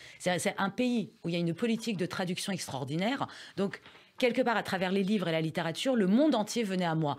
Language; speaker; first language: French; early bilingual, other home language; Persian